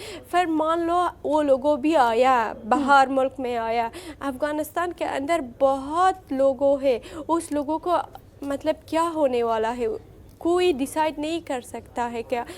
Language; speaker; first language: Hindi; non-native, learner; Persian